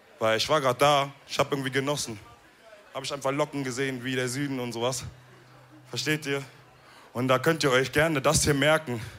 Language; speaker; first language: German; early bilingual, other home language; Wolof